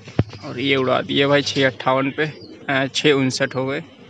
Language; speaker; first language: Hindi; native; Hindi